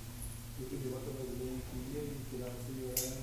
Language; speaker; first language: Spanish; non-native, learner; Portuguese